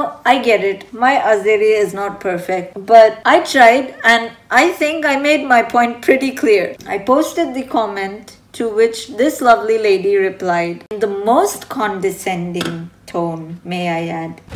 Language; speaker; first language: English; early bilingual, heritage; English